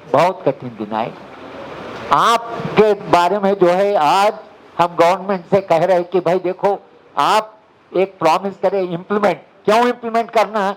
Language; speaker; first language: Hindi; non-native, local second language; Telugu